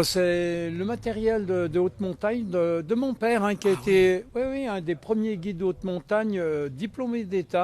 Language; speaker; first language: French; native; French